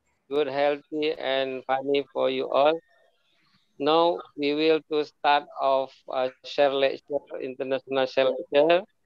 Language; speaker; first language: English; non-native, learner; Indonesian